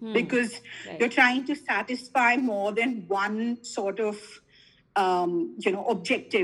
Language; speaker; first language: English; non-native, local second language; Hindi